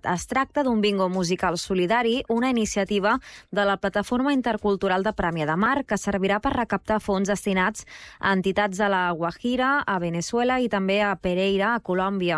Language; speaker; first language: Catalan; native; Catalan